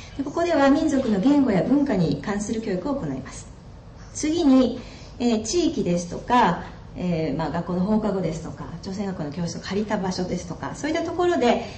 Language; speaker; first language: Japanese; native; Japanese